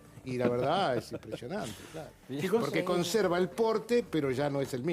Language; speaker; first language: Spanish; native; Spanish